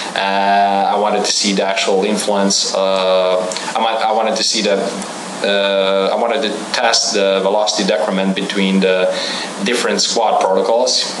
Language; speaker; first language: English; non-native, fluent; Croatian